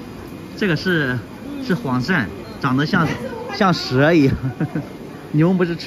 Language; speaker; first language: Chinese; native; Chinese